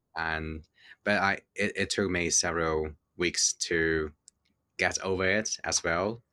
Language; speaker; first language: English; non-native, fluent; Chinese